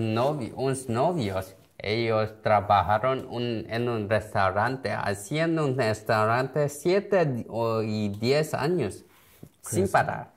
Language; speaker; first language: Spanish; non-native, learner; Korean